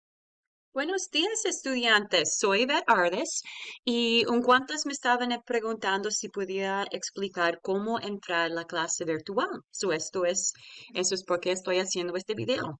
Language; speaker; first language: Spanish; early bilingual, heritage; Spanish